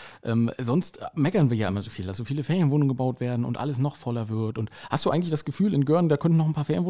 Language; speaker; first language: German; native; German